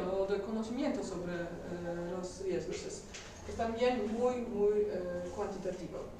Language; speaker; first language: Spanish; non-native, learner; Polish